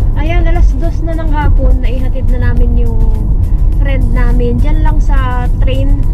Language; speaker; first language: Filipino; native; Filipino